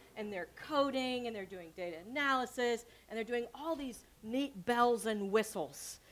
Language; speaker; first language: English; native; English